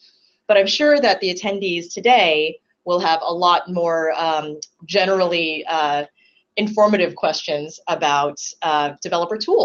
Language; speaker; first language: English; native; English